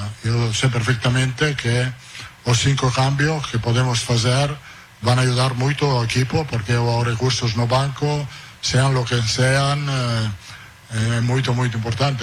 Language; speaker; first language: Portuguese; non-native, fluent; Italian